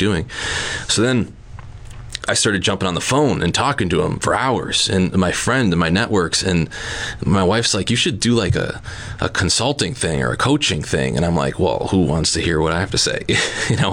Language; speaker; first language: English; native; English